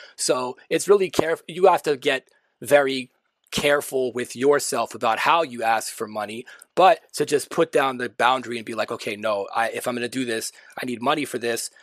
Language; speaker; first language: English; native; English